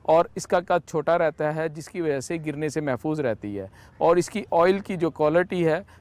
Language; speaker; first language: Urdu; native; Urdu